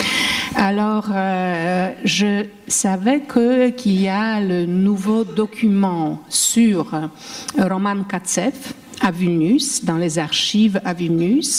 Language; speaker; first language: French; non-native, fluent; Polish